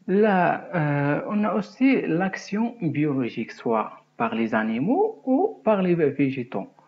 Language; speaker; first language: French; non-native, local second language; Arabic